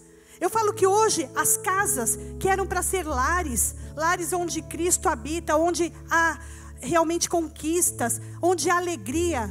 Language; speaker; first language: Portuguese; native; Portuguese